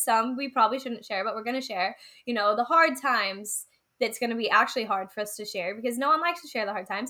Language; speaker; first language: English; native; English